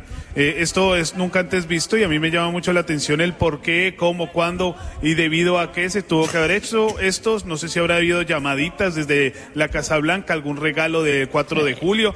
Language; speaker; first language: Spanish; native; Spanish